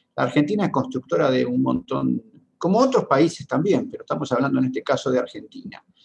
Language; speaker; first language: Spanish; native; Spanish